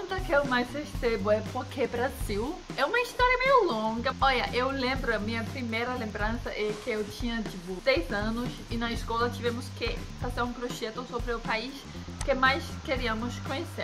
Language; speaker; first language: Portuguese; non-native, fluent; Danish